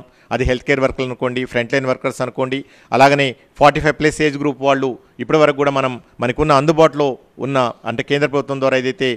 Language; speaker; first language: Telugu; native; Telugu